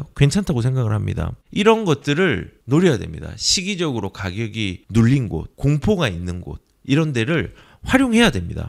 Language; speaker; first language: Korean; native; Korean